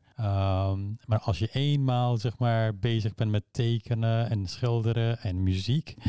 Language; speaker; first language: Dutch; early bilingual, other home language; Persian